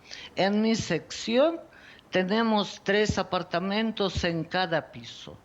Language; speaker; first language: Spanish; non-native, fluent; Ukrainian